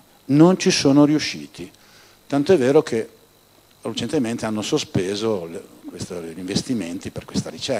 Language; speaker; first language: Italian; native; Italian